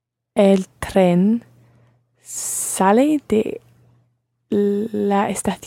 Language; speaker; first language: Spanish; non-native, learner; English